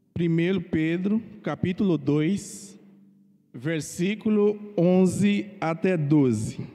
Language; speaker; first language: Portuguese; non-native, fluent; Haitian Creole